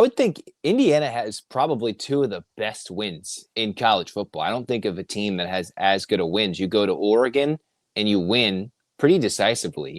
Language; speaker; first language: English; native; English